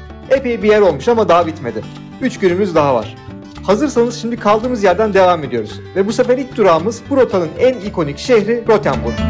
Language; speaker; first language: Turkish; native; Turkish